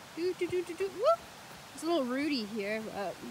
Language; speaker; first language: English; native; English